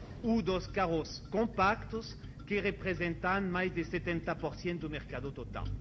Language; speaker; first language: Portuguese; non-native, fluent; French